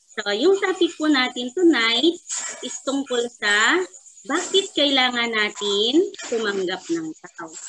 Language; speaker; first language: Filipino; native; Filipino